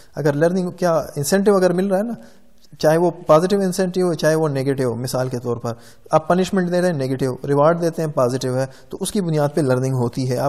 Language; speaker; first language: Urdu; non-native, local second language; Pashto